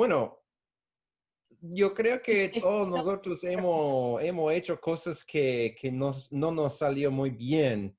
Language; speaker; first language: Spanish; non-native, fluent; English